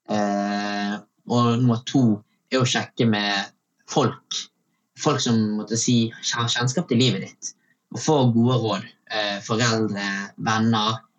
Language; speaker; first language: Norwegian; early bilingual, other home language; Tamil